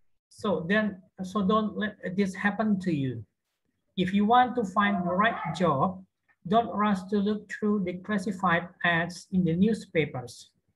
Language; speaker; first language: English; non-native, fluent; Indonesian